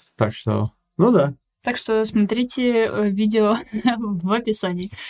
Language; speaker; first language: Russian; non-native, fluent; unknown